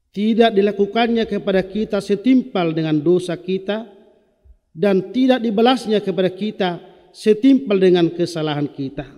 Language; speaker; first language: Indonesian; non-native, local second language; Batak Toba